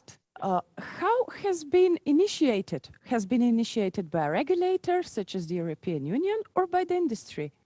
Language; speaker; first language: English; non-native, fluent; Slovenian